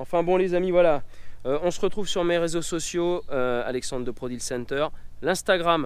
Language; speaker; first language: French; native; French